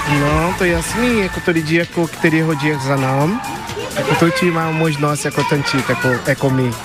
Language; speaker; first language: Czech; non-native, learner; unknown